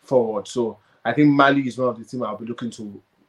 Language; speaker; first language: English; non-native, local second language; Yoruba